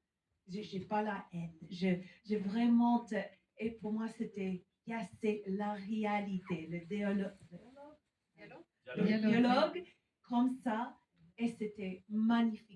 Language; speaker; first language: French; non-native, fluent; English